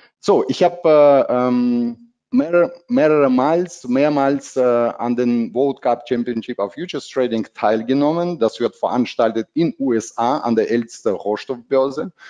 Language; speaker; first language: German; non-native, fluent; Russian